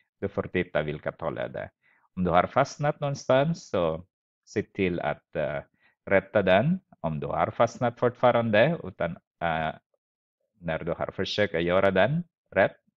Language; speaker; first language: Swedish; non-native, fluent; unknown